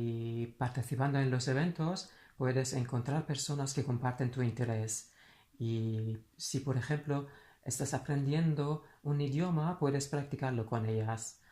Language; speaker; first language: Spanish; non-native, fluent; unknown